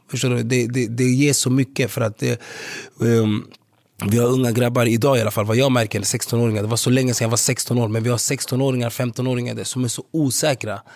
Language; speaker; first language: Swedish; early bilingual, other home language; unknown